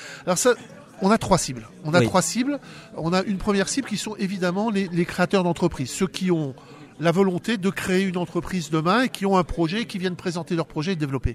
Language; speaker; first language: French; native; French